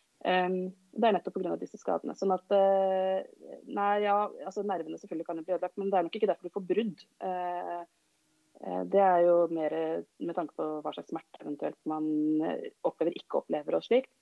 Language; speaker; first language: Norwegian; native; Norwegian